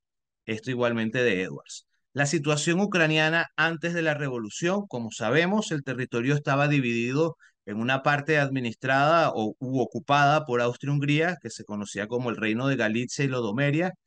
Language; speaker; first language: Spanish; native; Spanish